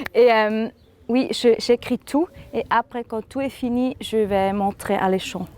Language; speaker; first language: French; non-native, local second language; Swiss German